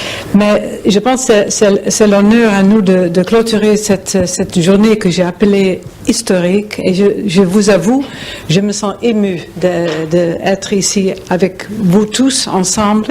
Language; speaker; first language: French; non-native, fluent; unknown